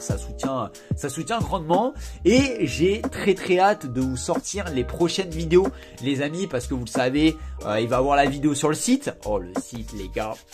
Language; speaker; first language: French; native; French